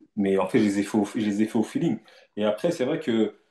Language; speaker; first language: French; native; French